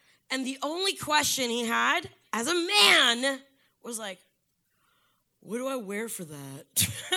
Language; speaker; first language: English; early bilingual, other home language; Spanish